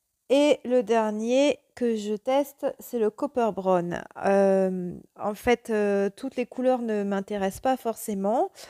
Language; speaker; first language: French; native; French